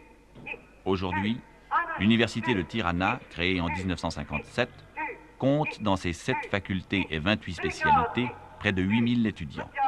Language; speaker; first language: French; native; French